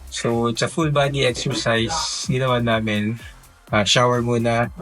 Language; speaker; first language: Filipino; native; Filipino